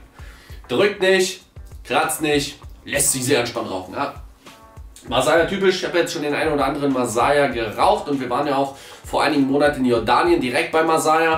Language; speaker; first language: German; native; German